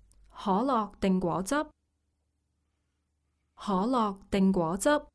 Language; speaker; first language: Cantonese; native; Cantonese